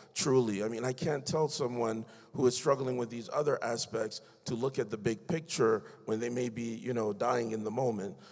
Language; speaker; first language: English; native; English